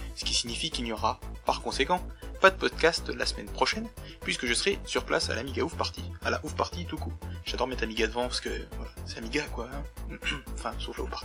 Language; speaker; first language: French; native; French